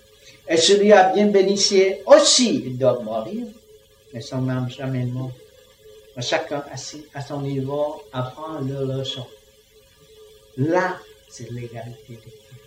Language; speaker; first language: French; non-native, learner; Vietnamese